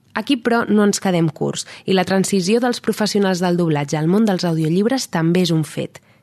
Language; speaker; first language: Catalan; native; Catalan